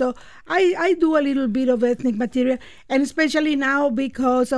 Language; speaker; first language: English; non-native, fluent; Spanish